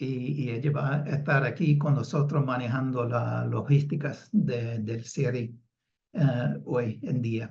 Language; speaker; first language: Spanish; non-native, fluent; English